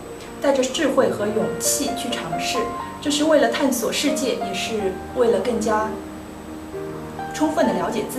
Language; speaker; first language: Chinese; native; Chinese